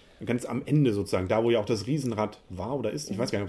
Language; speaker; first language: German; native; German